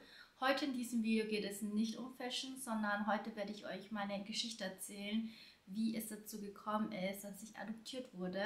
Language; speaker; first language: German; early bilingual, other home language; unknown